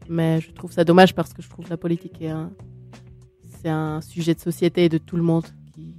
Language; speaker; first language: French; native; French